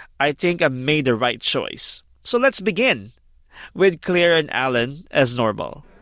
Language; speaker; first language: English; non-native, fluent; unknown